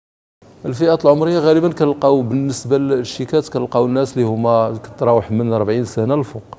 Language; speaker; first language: Arabic; native; Arabic